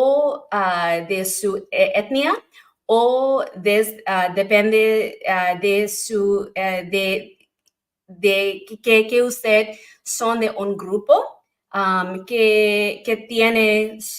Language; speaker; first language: Spanish; non-native, learner; English